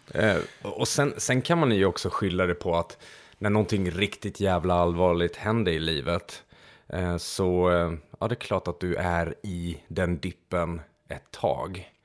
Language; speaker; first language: Swedish; early bilingual, other home language; Hungarian